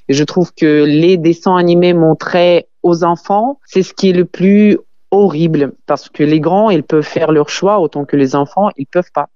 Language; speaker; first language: French; non-native, fluent; Ukrainian